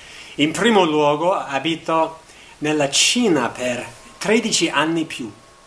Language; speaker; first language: Italian; non-native, learner; English